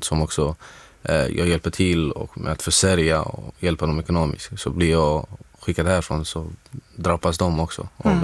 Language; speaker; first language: Swedish; non-native, fluent; Arabic